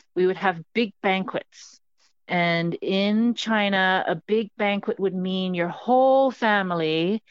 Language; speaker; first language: English; non-native, local second language; Cantonese